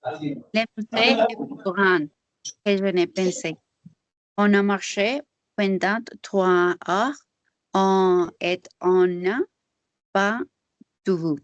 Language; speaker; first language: French; non-native, learner; Spanish